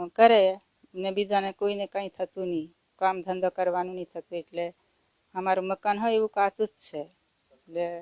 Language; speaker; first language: Gujarati; non-native, local second language; Rathawi